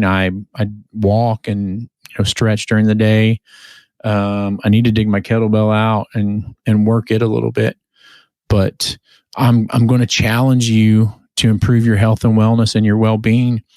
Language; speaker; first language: English; native; English